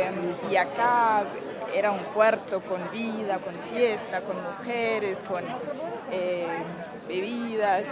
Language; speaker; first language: Spanish; non-native, fluent; Danish